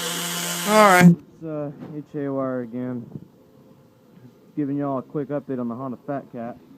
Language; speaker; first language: English; native; English